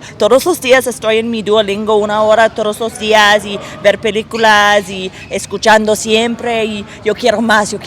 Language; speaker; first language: Spanish; non-native, learner; English